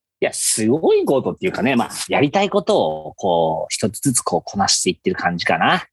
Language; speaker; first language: Japanese; native; Japanese